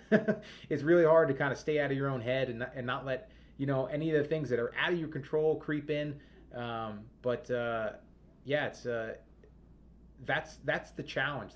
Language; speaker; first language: English; native; English